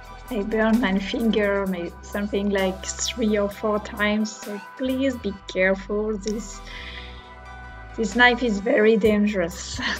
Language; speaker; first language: English; non-native, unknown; French